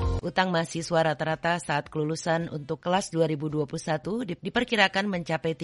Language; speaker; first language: Indonesian; native; Indonesian